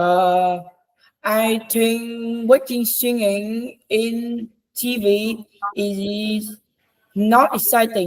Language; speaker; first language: English; non-native, learner; Vietnamese